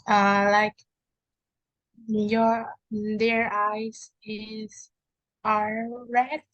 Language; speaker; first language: English; non-native, learner; Vietnamese